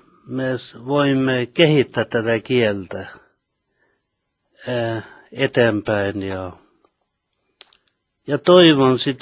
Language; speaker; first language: Finnish; early bilingual, heritage; Finnish